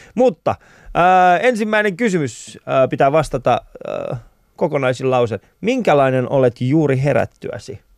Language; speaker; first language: Finnish; early bilingual, other home language; Persian